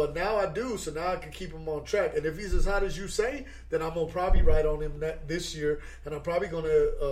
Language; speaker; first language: English; native; English